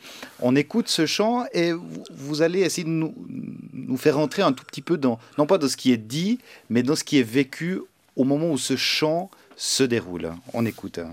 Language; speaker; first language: French; native; French